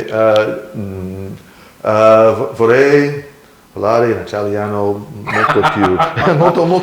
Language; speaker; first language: Italian; non-native, learner; English